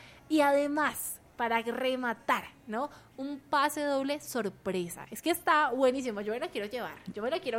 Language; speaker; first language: Spanish; native; Spanish